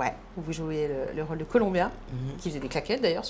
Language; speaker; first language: French; native; French